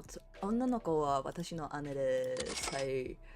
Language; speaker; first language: Japanese; non-native, learner; English